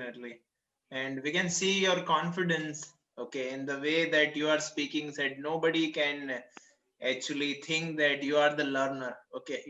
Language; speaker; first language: English; non-native, local second language; Gujarati